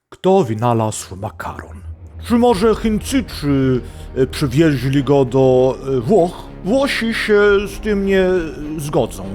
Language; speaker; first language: Polish; non-native, fluent; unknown